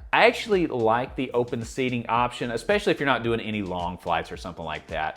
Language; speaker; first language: English; native; English